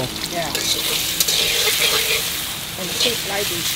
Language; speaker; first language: English; non-native, learner; Thai